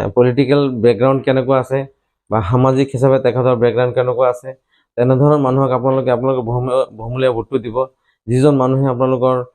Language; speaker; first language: Assamese; non-native, local second language; Bangla